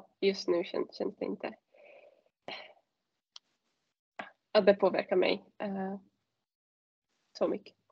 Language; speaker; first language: Swedish; non-native, fluent; Czech